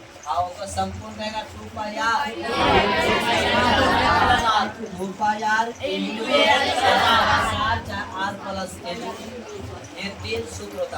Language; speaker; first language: Hindi; native; Hindi